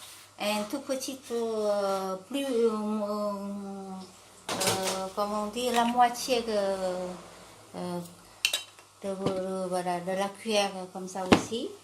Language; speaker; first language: French; non-native, fluent; Vietnamese